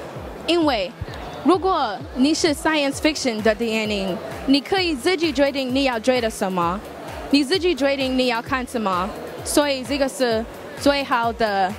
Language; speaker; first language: Chinese; non-native, learner; English